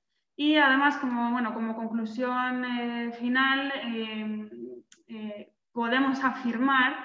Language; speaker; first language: Spanish; native; Spanish